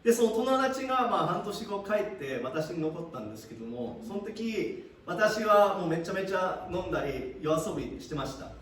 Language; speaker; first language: Japanese; early bilingual, heritage; Japanese